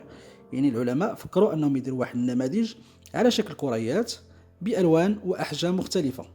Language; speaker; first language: Arabic; native; Arabic